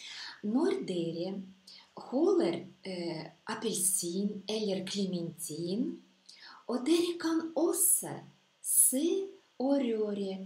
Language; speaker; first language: Norwegian; non-native, fluent; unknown